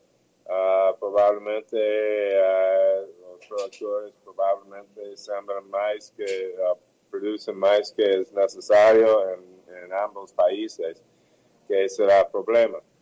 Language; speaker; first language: Portuguese; non-native, fluent; English